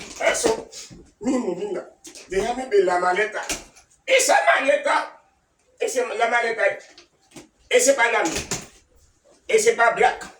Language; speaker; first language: Spanish; non-native, learner; Haitian Creole